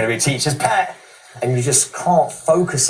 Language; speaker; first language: English; native; English